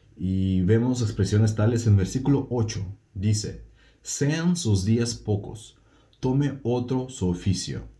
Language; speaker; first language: Spanish; non-native, fluent; Russian